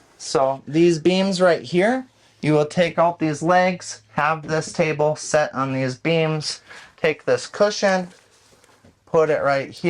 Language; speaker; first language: English; native; English